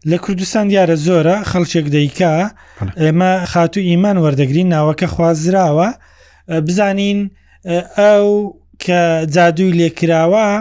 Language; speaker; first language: Central Kurdish; native; Central Kurdish